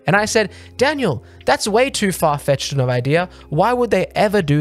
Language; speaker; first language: English; native; English